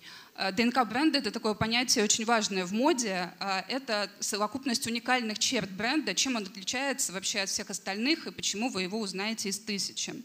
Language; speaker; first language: Russian; native; Russian